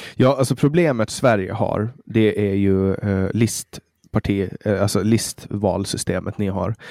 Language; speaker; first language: Swedish; native; Swedish